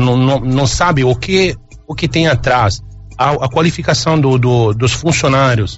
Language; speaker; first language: Portuguese; non-native, fluent; Italian